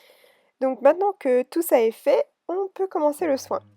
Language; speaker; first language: French; native; French